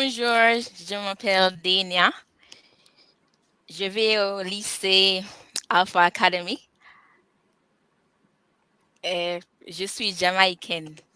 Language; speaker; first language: French; non-native, learner; English